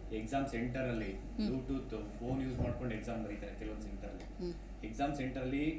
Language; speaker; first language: Kannada; native; Kannada